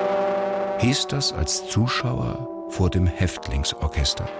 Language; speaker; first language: German; native; German